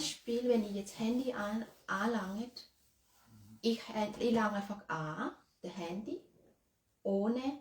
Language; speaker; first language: German; non-native, learner; Thai